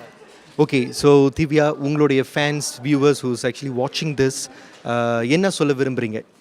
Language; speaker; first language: Tamil; native; Tamil